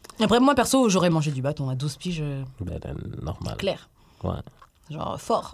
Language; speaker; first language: French; native; French